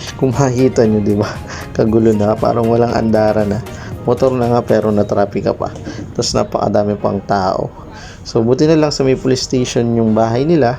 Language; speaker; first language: Filipino; native; Filipino